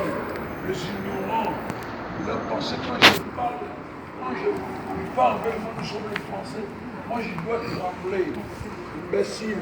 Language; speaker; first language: French; non-native, learner; Portuguese